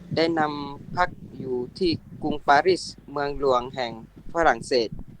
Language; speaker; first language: Thai; non-native, local second language; Pattani Malay